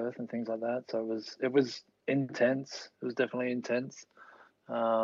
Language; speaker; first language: English; native; English